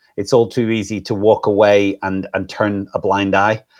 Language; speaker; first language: English; native; English